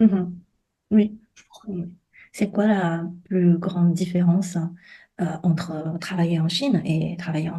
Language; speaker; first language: French; non-native, fluent; Chinese